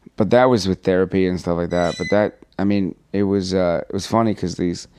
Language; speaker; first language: English; native; English